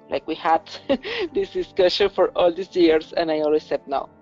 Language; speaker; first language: English; non-native, fluent; Spanish